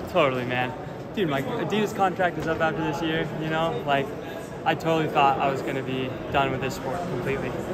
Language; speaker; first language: English; early bilingual, other home language; German